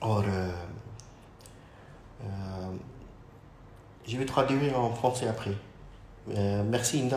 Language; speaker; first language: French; non-native, learner; Urdu